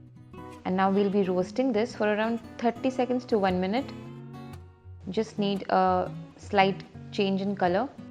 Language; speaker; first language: English; non-native, local second language; Hindi